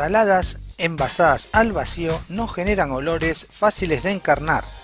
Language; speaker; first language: Spanish; native; Spanish